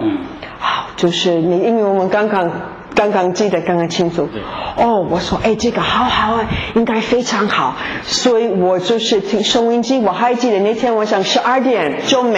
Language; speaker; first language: Chinese; non-native, fluent; English